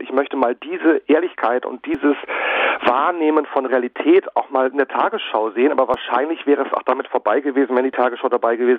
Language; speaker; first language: German; native; German